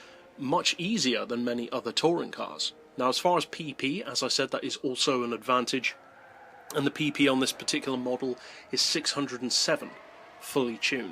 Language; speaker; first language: English; native; English